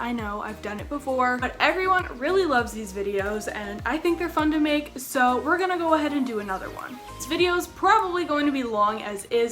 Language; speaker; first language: English; native; English